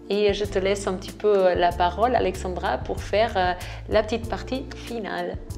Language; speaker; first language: French; non-native, fluent; Portuguese